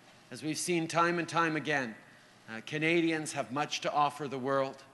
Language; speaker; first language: English; native; English